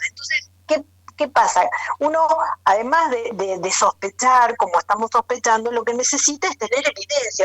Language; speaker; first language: Spanish; native; Spanish